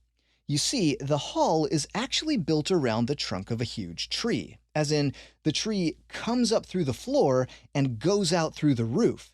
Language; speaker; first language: English; native; English